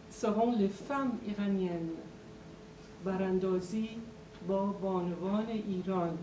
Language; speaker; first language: French; non-native, fluent; Persian